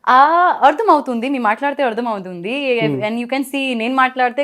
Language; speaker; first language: Telugu; non-native, learner; Gujarati